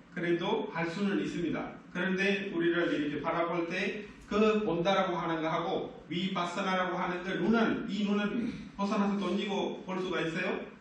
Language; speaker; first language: Korean; non-native, fluent; Sinhala